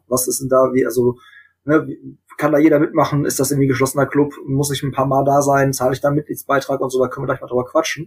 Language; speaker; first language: German; native; German